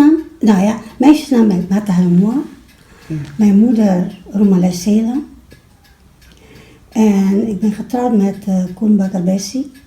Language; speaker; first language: Dutch; early bilingual, other home language; Malay